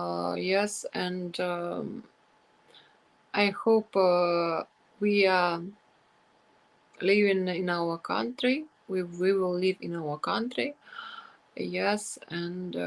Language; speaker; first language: English; non-native, learner; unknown